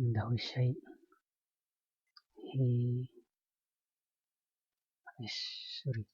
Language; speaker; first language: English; non-native, fluent; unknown